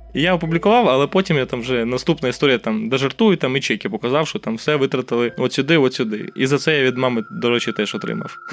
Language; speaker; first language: Ukrainian; non-native, local second language; Russian